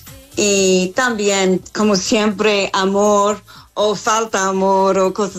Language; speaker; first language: Spanish; non-native, fluent; English